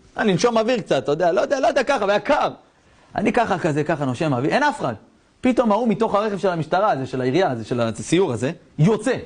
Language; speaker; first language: Hebrew; native; Hebrew